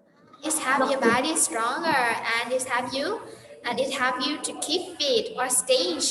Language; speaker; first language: English; non-native, fluent; Vietnamese